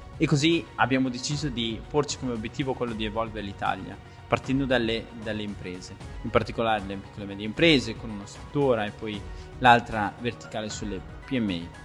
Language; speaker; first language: Italian; early bilingual, other home language; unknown